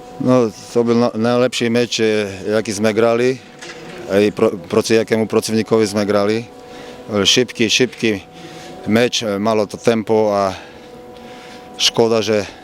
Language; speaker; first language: Polish; non-native, learner; Slovak